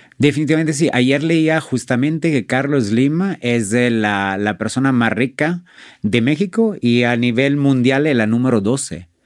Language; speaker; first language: Spanish; non-native, fluent; Italian